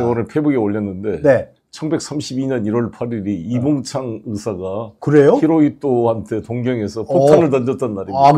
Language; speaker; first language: Korean; native; Korean